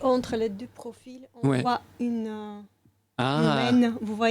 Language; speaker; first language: French; non-native, fluent; Bulgarian